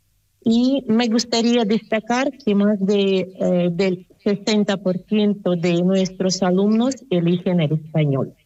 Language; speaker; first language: Spanish; non-native, fluent; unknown